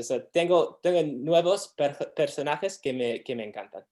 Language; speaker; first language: Spanish; non-native, learner; English